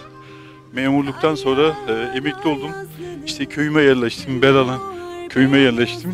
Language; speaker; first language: Turkish; native; Turkish